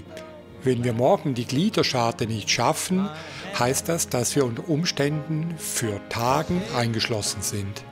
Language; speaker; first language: German; native; German